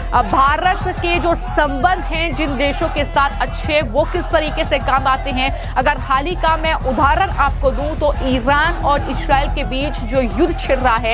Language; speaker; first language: Hindi; native; Hindi